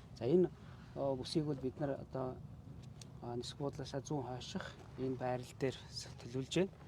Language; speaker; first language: Mongolian; native; Mongolian